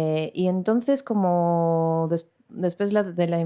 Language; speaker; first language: Spanish; non-native, fluent; Greek